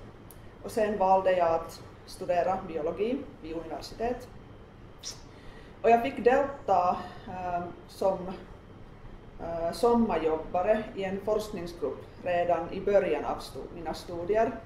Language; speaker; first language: Swedish; non-native, local second language; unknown